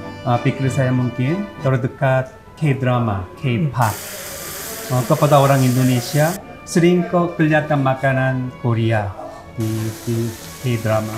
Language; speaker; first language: Indonesian; non-native, learner; Korean